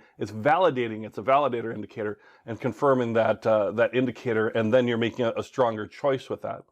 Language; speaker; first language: English; native; English